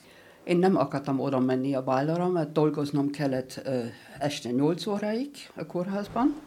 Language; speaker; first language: Hungarian; non-native, learner; German